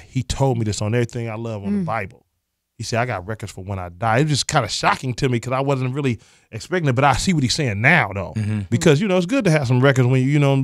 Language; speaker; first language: English; native; English